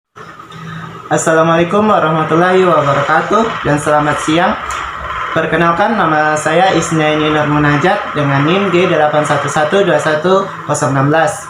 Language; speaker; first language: Indonesian; native; Indonesian